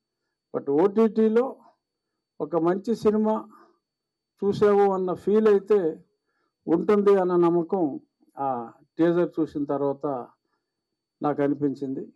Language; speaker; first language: Telugu; native; Telugu